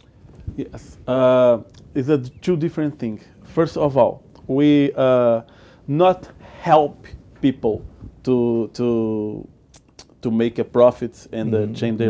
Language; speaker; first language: English; non-native, learner; Portuguese